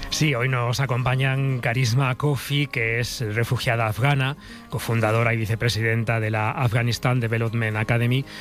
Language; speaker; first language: Spanish; native; Spanish